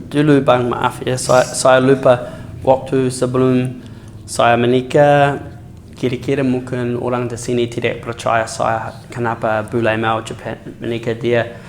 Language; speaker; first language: Indonesian; non-native, learner; English